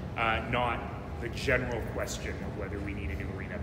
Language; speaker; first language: English; native; English